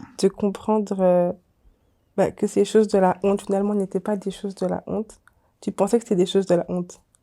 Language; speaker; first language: French; early bilingual, other home language; Kongo